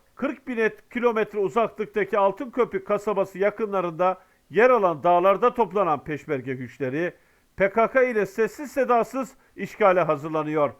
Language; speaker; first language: Turkish; native; Turkish